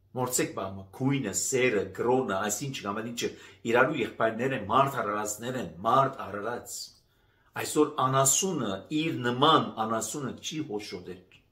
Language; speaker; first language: Armenian; native; Armenian